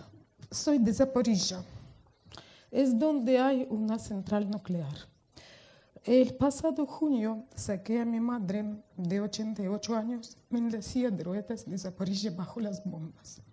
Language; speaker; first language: Spanish; non-native, fluent; Russian